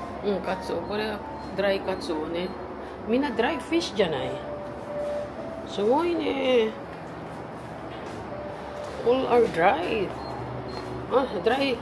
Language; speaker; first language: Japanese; non-native, learner; Filipino